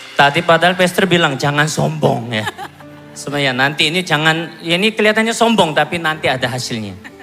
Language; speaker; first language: Indonesian; non-native, fluent; Korean